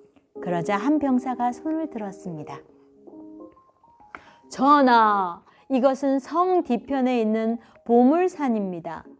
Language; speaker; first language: Korean; native; Korean